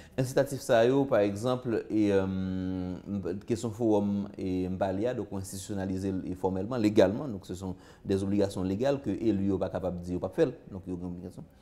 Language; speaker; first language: French; non-native, local second language; Haitian Creole